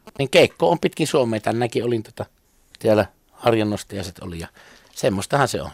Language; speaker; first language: Finnish; native; Finnish